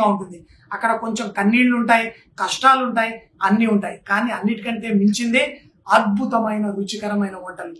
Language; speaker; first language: Telugu; native; Telugu